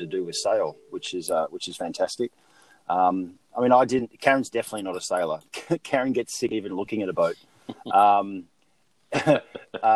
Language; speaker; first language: English; native; English